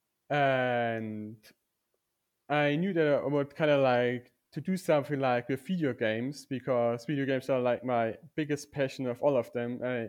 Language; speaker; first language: English; non-native, fluent; German